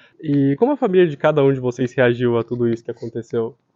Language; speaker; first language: Portuguese; native; Portuguese